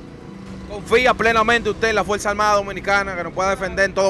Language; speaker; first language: Spanish; native; Spanish